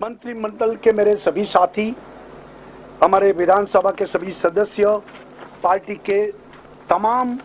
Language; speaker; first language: Hindi; non-native, local second language; Gujarati